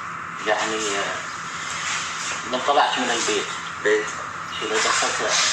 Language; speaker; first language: Arabic; native; Arabic